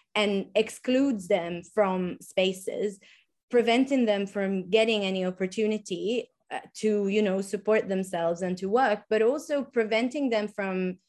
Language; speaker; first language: English; non-native, fluent; Italian